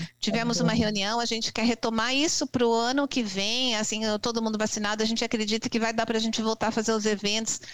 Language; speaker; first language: Portuguese; native; Portuguese